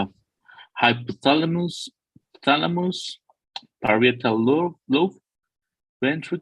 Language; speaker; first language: English; non-native, learner; Spanish